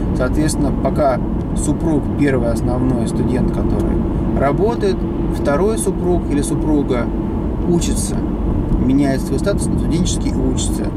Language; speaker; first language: Russian; native; Russian